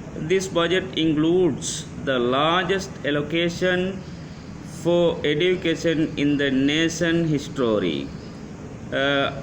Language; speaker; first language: English; non-native, local second language; Tamil